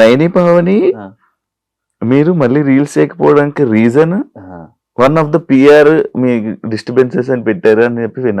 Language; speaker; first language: Telugu; native; Telugu